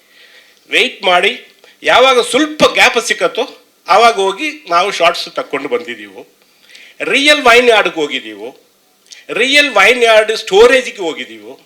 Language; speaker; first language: Kannada; non-native, learner; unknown